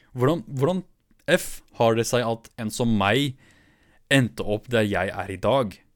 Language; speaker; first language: Norwegian; early bilingual, other home language; Kurdish